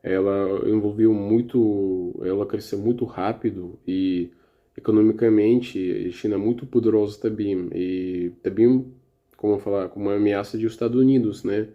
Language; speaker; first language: Portuguese; non-native, learner; Russian